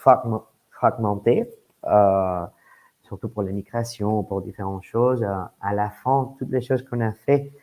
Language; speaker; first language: French; non-native, fluent; Spanish